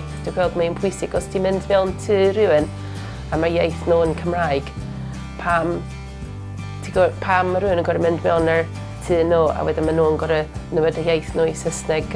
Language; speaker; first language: Welsh; non-native, learner; English